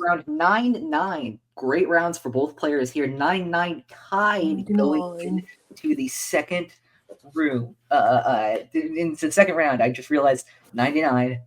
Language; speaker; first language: English; native; English